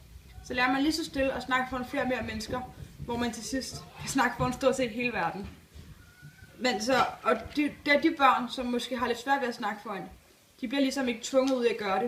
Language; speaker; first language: Danish; native; Danish